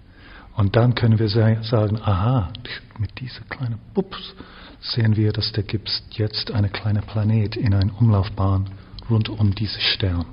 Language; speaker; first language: German; non-native, fluent; English